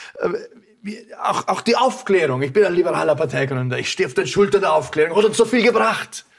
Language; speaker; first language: German; native; German